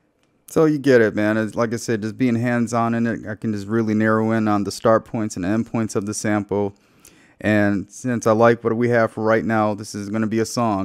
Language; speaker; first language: English; native; English